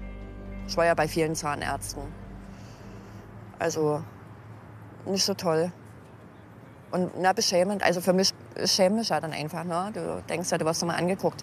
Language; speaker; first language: German; native; German